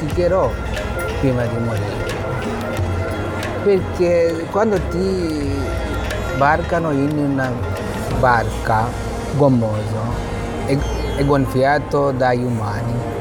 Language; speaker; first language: Italian; non-native, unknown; Bangla